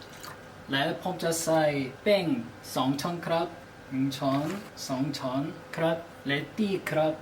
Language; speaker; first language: Thai; non-native, learner; Korean